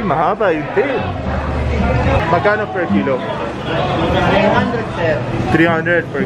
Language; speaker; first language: Filipino; non-native, learner; Arabic